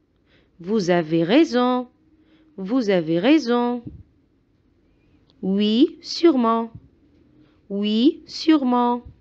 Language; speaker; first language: French; non-native, fluent; Arabic